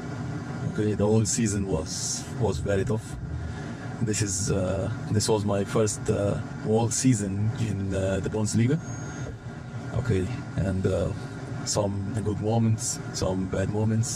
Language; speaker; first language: English; non-native, fluent; Arabic